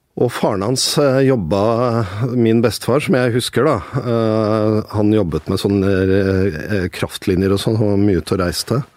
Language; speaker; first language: Norwegian; native; Norwegian